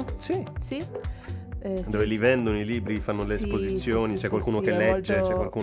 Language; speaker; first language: Italian; native; Italian